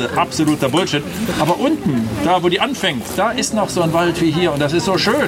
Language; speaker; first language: German; native; German